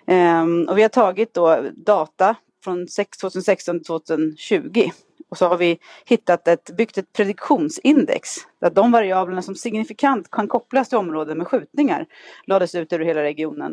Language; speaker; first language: Swedish; native; Swedish